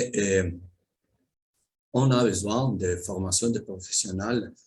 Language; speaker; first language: French; non-native, learner; Spanish